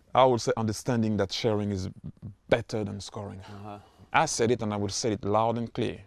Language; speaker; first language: English; non-native, fluent; French